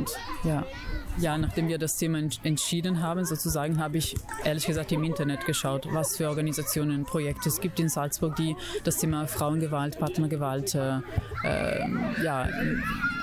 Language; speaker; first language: German; non-native, fluent; Italian